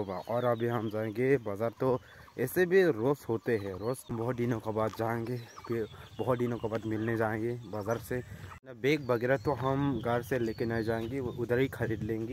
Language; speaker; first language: Hindi; non-native, local second language; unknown